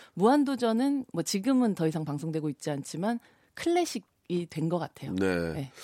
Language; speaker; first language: Korean; native; Korean